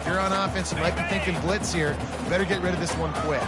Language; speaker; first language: English; native; English